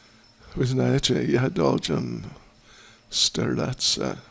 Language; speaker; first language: Russian; non-native, learner; English